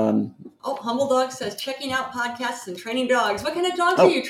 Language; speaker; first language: English; native; English